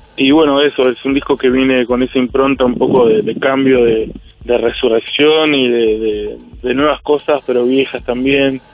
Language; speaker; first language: Spanish; native; Spanish